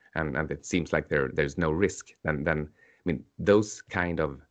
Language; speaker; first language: English; non-native, fluent; Swedish